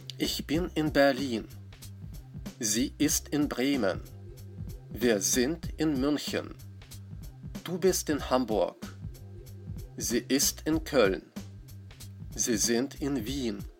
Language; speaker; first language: German; non-native, fluent; Russian